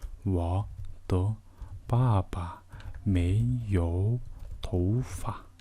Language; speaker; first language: Chinese; non-native, fluent; Mongolian